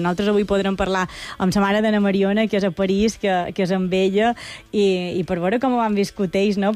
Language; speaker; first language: Catalan; native; Catalan